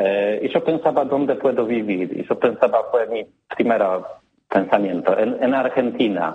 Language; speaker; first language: Spanish; non-native, learner; Polish